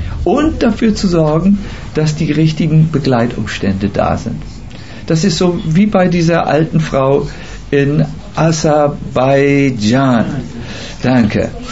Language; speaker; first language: German; native; German